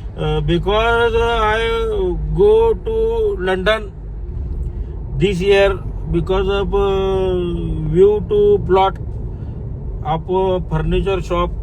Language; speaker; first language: English; non-native, learner; Marathi